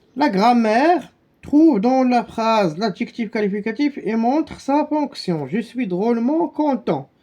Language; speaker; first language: French; non-native, local second language; Arabic